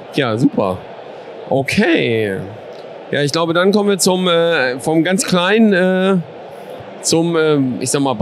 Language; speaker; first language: German; native; German